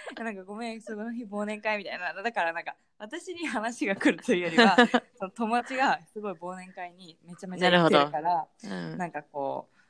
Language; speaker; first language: Japanese; early bilingual, heritage; Japanese